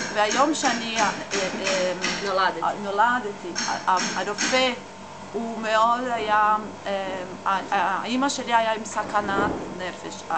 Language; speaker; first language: Hebrew; non-native, learner; English